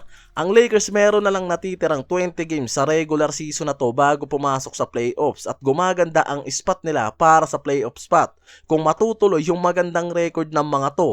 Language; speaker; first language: Filipino; native; Filipino